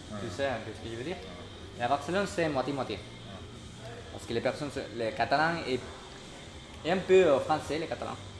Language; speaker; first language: French; non-native, learner; Spanish